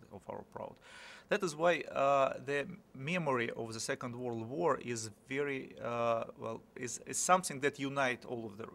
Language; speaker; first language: English; non-native, fluent; Russian